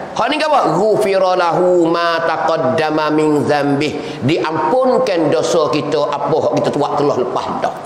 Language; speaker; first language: Malay; native; Malay